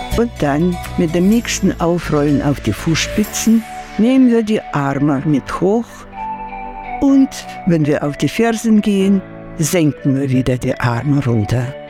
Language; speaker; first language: German; non-native, fluent; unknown